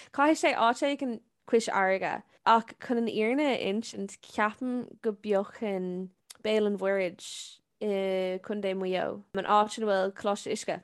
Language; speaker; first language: Irish; non-native, local second language; English